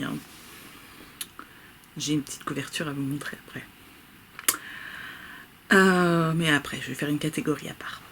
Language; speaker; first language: French; native; French